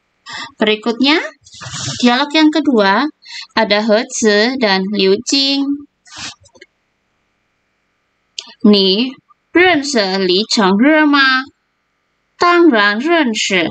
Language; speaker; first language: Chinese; non-native, fluent; Indonesian